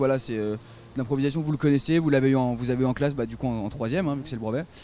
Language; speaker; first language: French; native; French